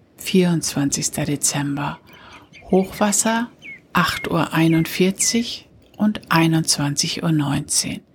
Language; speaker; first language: German; native; German